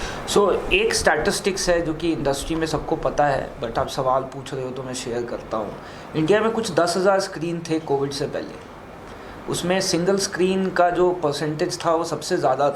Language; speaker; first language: Hindi; native; Hindi